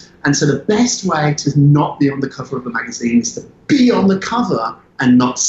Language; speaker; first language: English; native; English